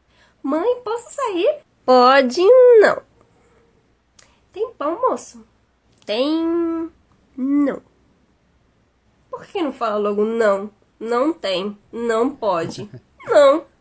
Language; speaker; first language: Portuguese; non-native, fluent; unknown